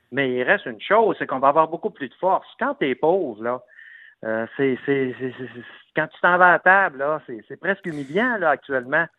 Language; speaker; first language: French; native; French